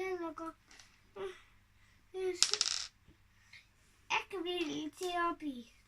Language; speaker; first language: Finnish; non-native, learner; Estonian